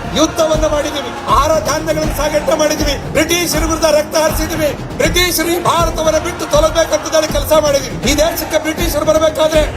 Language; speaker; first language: Kannada; non-native, local second language; Lambadi